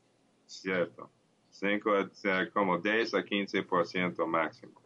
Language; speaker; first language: Portuguese; non-native, learner; English